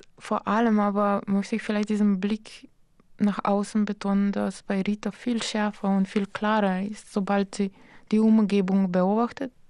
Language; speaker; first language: German; non-native, fluent; Slovenian